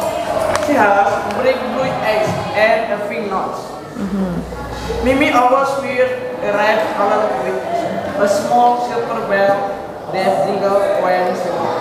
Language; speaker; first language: English; non-native, learner; Indonesian